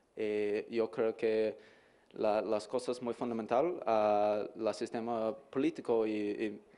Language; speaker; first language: Spanish; non-native, learner; English